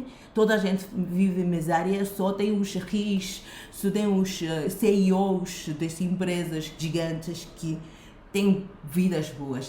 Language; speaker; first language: Portuguese; non-native, fluent; Chinese